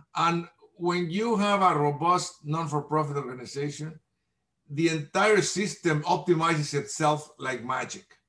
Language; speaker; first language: English; non-native, fluent; Spanish